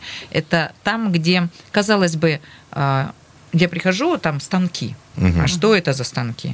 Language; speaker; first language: Russian; native; Russian